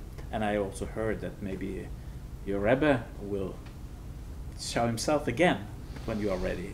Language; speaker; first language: English; non-native, fluent; Norwegian